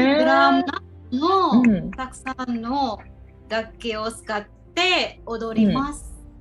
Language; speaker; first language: Japanese; non-native, local second language; Filipino